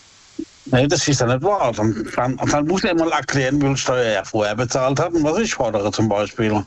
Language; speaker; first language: German; native; German